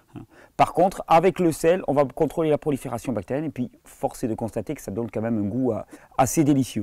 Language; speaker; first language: French; native; French